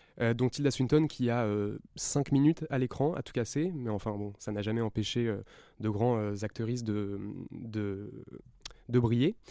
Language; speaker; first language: French; native; French